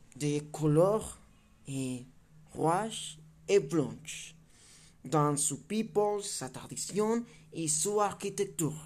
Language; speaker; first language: French; non-native, learner; English